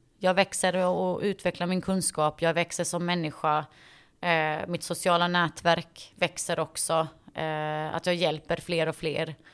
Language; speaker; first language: Swedish; early bilingual, other home language; Bosnian